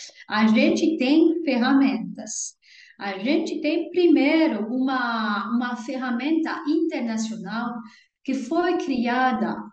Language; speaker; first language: Portuguese; non-native, fluent; French